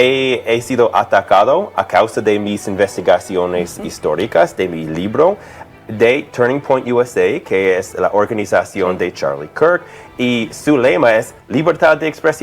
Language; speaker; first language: Spanish; non-native, fluent; English